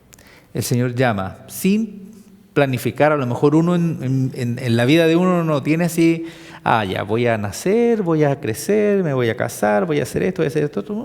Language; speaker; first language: Spanish; native; Spanish